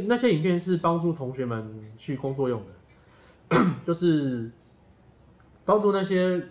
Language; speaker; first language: Chinese; native; Chinese